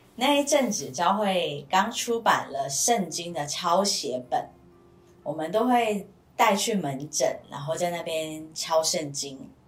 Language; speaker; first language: Chinese; non-native, local second language; Cantonese